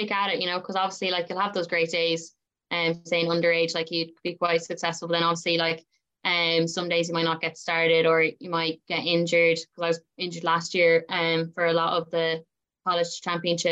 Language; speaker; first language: English; native; English